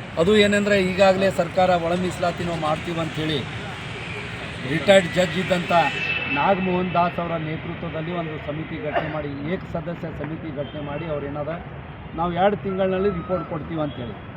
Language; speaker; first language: Kannada; non-native, local second language; Lambadi